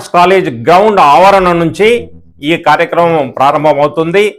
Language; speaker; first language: Telugu; non-native, local second language; Lambadi